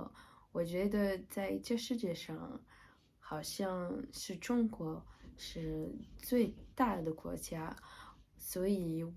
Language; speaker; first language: Chinese; non-native, learner; French